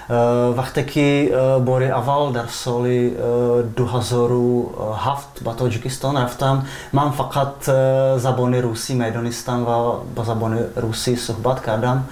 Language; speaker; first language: Persian; non-native, fluent; Czech